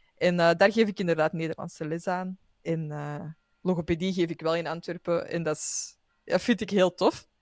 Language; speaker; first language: Dutch; native; Dutch